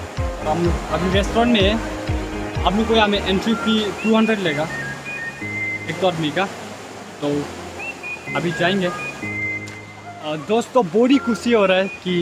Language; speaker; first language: Hindi; non-native, learner; Nepali